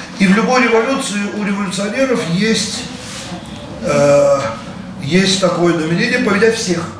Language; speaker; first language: Russian; native; Russian